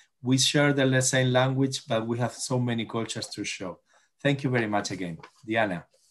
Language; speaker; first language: English; non-native, fluent; Spanish